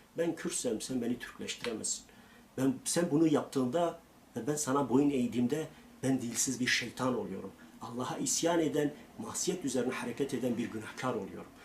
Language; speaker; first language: Turkish; non-native, local second language; Kurdish